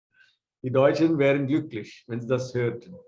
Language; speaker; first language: German; non-native, fluent; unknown